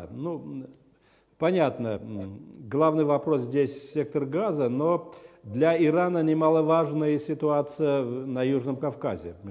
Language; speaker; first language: Russian; non-native, fluent; Armenian